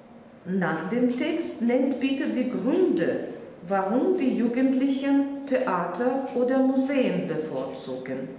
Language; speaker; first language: German; non-native, fluent; Russian